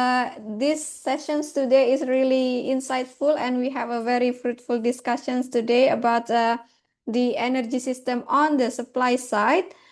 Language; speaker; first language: English; non-native, fluent; Indonesian